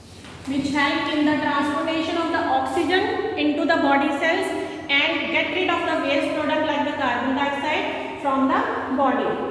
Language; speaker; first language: English; non-native, local second language; Hindi